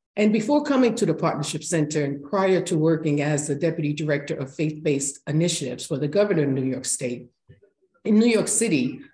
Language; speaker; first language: English; native; English